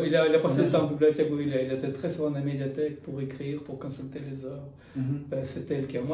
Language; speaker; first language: French; non-native, fluent; Russian